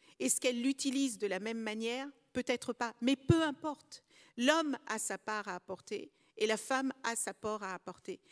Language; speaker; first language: French; early bilingual, other home language; Kabuverdianu